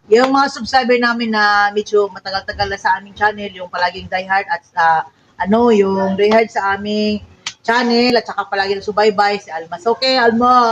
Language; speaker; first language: Filipino; non-native, local second language; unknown